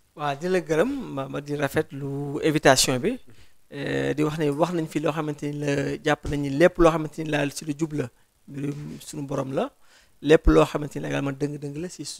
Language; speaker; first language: Wolof; non-native, local second language; Jola-Fonyi